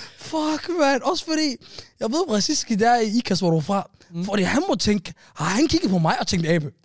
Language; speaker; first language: Danish; native; Danish